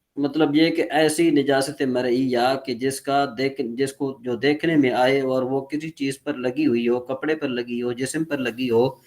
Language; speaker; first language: Urdu; non-native, local second language; Sindhi